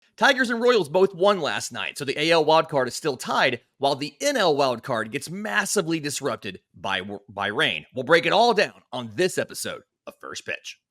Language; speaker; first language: English; native; English